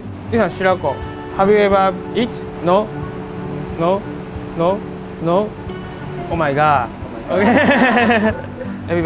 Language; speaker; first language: English; non-native, learner; Japanese